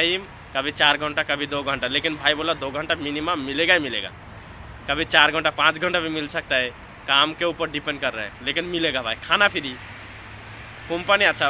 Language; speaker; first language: Hindi; non-native, local second language; Bangla